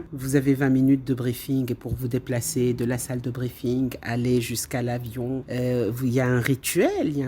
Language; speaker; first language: French; non-native, local second language; Arabic